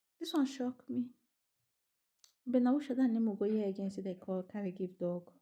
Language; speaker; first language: Nigerian Pidgin; native; Nigerian Pidgin